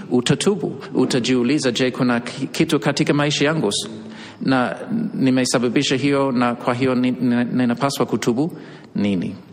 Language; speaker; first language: Swahili; non-native, fluent; English